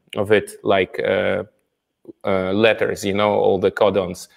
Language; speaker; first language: English; non-native, fluent; Russian